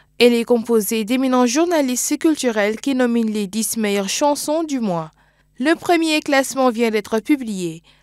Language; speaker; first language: French; non-native, local second language; Wolof